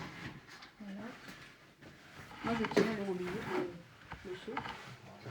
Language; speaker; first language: French; native; French